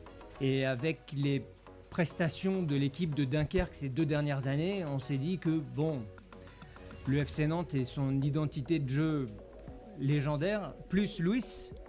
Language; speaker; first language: French; native; French